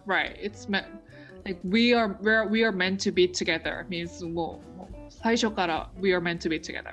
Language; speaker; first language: English; native; English